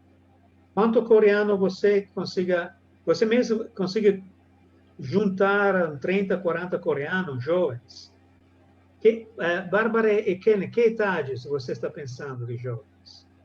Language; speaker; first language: Portuguese; non-native, fluent; Italian